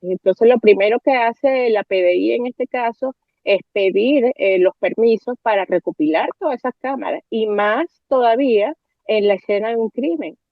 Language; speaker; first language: Spanish; native; Spanish